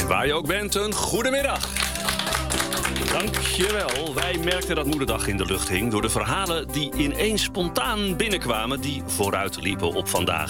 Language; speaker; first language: Dutch; native; Dutch